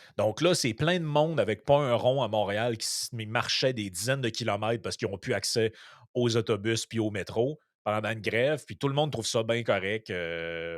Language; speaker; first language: French; native; French